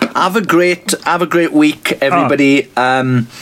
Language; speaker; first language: English; native; English